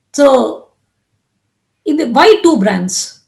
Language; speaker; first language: English; non-native, local second language; Tamil